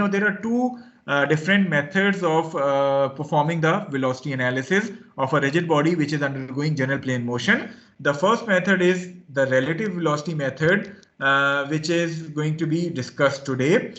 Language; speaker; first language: English; non-native, local second language; Hindi